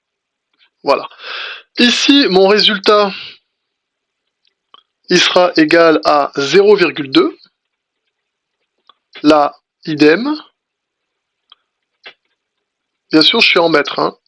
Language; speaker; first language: French; native; French